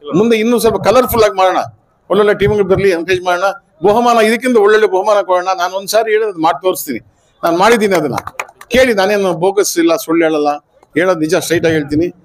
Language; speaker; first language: Kannada; native; Kannada